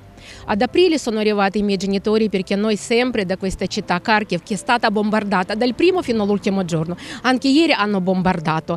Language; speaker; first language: Italian; non-native, fluent; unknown